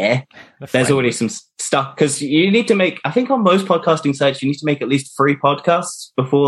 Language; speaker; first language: English; native; English